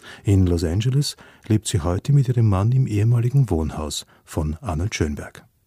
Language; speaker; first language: German; native; German